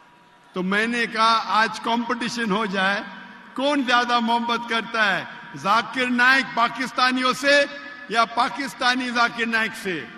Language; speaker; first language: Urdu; non-native, local second language; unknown